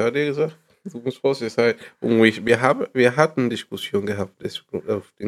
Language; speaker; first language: German; non-native, learner; Spanish